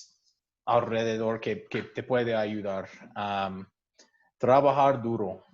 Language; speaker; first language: Spanish; non-native, fluent; English